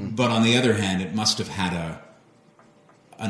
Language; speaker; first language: English; native; English